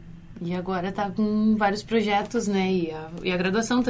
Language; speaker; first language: Portuguese; native; Portuguese